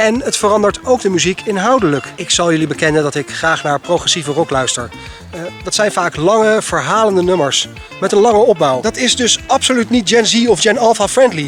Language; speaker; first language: Dutch; native; Dutch